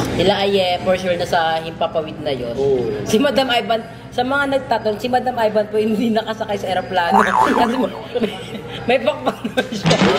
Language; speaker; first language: Filipino; non-native, local second language; Cebuano